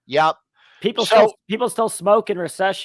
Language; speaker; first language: English; native; English